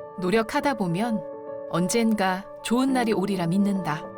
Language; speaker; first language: Korean; native; Korean